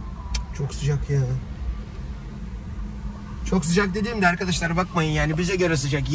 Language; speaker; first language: Turkish; native; Turkish